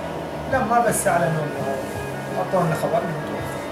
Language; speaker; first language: Arabic; native; Arabic